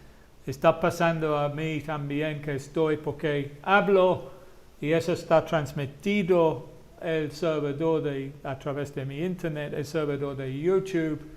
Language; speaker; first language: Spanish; non-native, fluent; English